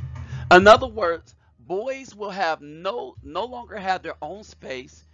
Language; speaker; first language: English; native; English